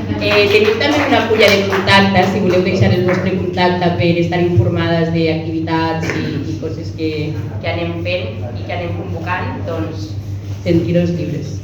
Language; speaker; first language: Catalan; non-native, local second language; Spanish